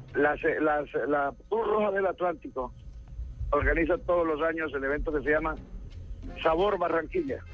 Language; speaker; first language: Spanish; native; Spanish